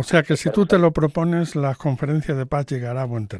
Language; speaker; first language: Spanish; native; Spanish